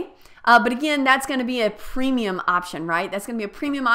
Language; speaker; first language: English; native; English